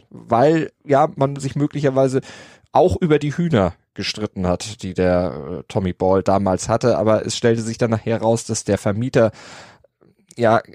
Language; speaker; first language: German; native; German